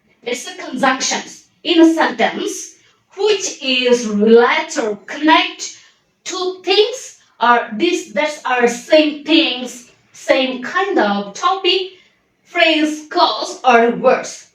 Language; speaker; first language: English; non-native, local second language; Bangla